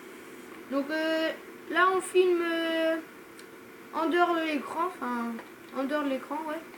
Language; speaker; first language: French; native; French